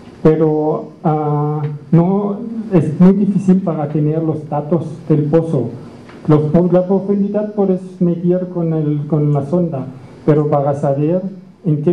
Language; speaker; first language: Spanish; non-native, fluent; German